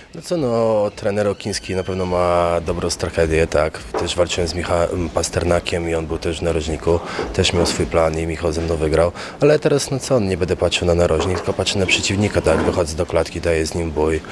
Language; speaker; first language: Polish; native; Polish